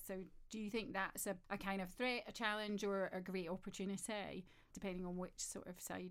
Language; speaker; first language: English; native; English